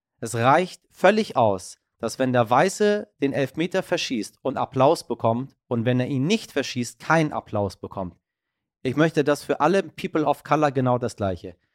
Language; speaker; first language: German; early bilingual, other home language; Persian